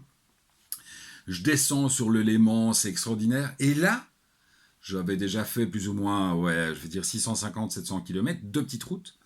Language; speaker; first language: French; native; French